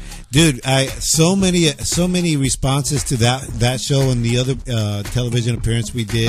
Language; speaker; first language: English; early bilingual, other home language; Spanish